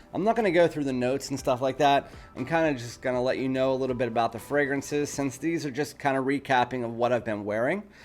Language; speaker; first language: English; native; English